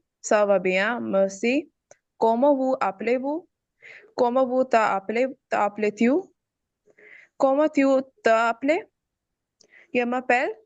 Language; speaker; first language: French; non-native, learner; Urdu